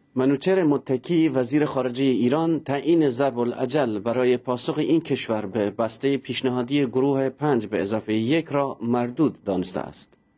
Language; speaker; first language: Persian; non-native, local second language; Central Kurdish